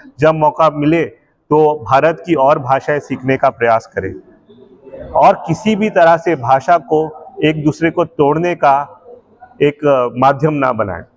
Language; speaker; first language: Hindi; native; Hindi